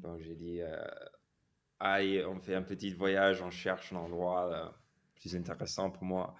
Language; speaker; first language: French; non-native, fluent; English